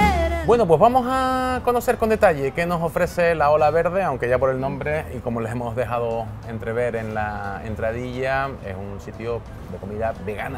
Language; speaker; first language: Spanish; native; Spanish